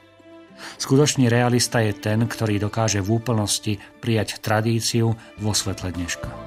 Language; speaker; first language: Slovak; native; Slovak